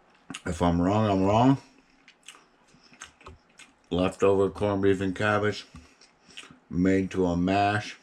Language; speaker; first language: English; native; English